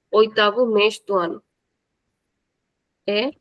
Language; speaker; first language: Portuguese; non-native, fluent; Hindi